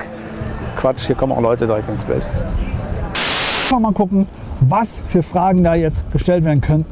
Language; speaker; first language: German; native; German